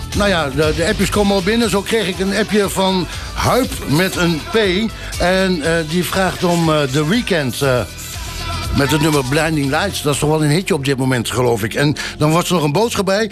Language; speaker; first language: Dutch; native; Dutch